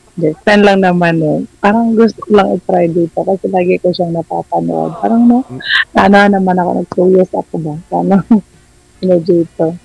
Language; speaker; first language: Filipino; non-native, local second language; Cebuano